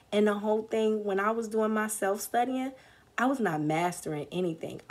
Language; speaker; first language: English; native; English